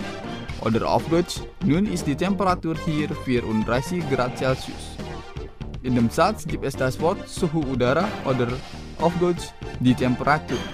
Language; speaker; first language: German; non-native, fluent; Indonesian